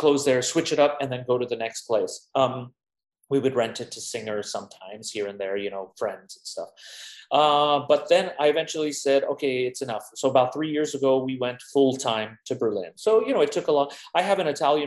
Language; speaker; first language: English; native; English